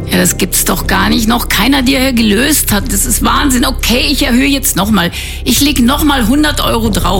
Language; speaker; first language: German; native; German